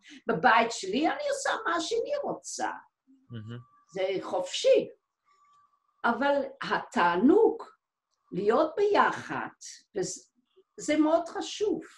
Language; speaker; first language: Hebrew; non-native, fluent; Dutch